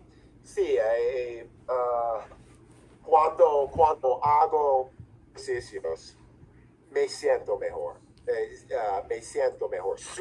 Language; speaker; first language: Spanish; non-native, fluent; English